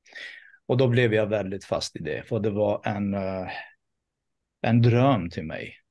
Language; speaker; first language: Swedish; non-native, fluent; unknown